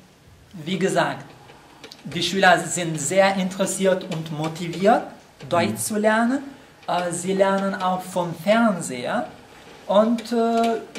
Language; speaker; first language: German; non-native, fluent; Albanian